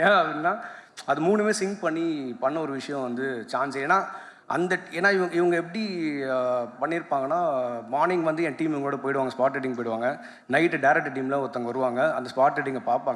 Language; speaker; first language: Tamil; native; Tamil